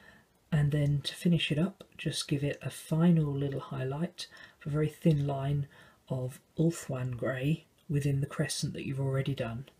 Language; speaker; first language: English; native; English